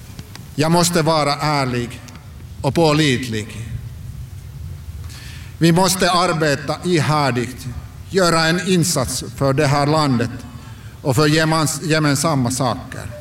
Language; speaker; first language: Swedish; non-native, local second language; Finnish